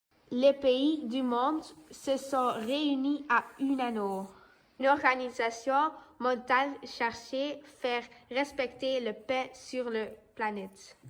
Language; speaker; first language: French; non-native, learner; Dutch